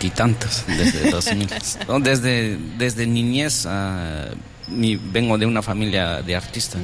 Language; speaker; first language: Spanish; non-native, local second language; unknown